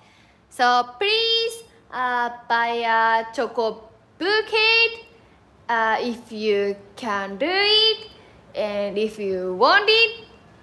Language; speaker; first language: English; non-native, learner; Japanese